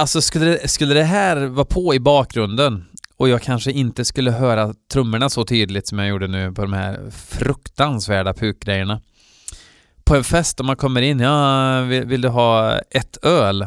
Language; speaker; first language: Swedish; native; Swedish